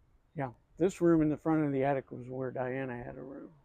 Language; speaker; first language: English; native; English